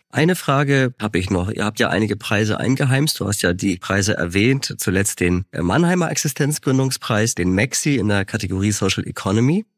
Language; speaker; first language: German; native; German